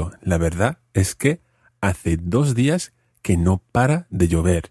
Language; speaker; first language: Spanish; non-native, fluent; English